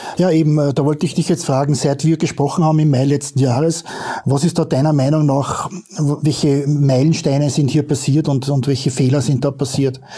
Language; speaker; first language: German; native; German